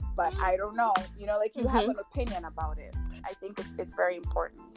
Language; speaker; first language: English; non-native, local second language; Akan